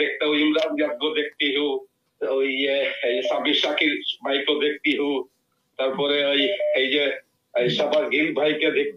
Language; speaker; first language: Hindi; non-native, learner; Bangla